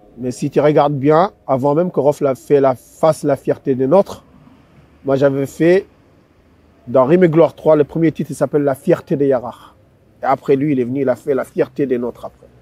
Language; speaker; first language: French; non-native, local second language; Wolof